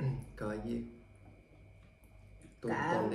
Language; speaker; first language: Vietnamese; non-native, learner; Finnish